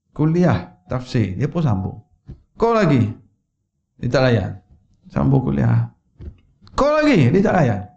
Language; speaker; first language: Malay; native; Malay